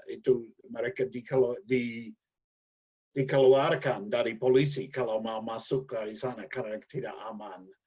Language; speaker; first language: Indonesian; non-native, learner; English